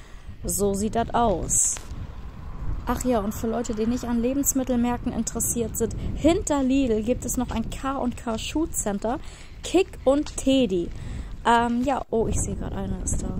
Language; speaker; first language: German; native; German